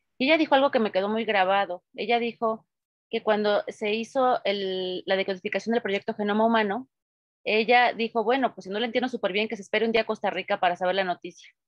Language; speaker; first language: Spanish; native; Spanish